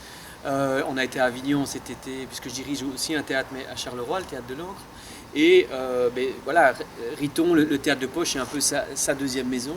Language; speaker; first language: French; native; French